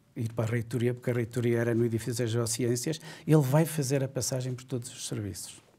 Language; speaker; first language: Portuguese; native; Portuguese